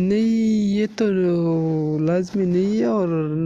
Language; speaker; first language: Hindi; non-native, local second language; Pashto